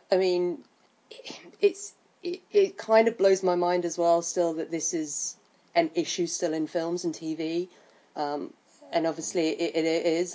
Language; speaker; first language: English; native; English